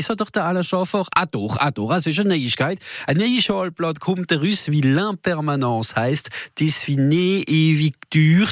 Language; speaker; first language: German; native; German